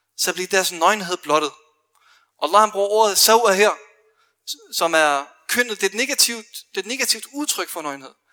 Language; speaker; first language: Danish; early bilingual, other home language; Arabic